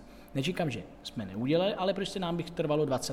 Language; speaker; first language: Czech; non-native, fluent; Italian